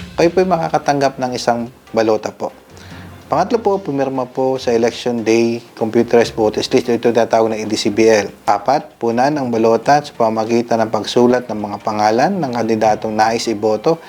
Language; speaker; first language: Filipino; native; Filipino